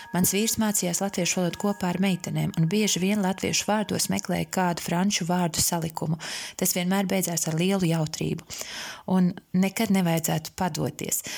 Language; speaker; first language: Latvian; native; Latvian